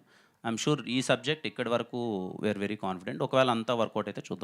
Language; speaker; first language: Telugu; native; Telugu